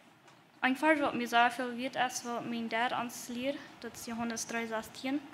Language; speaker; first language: German; non-native, learner; Plautdietsch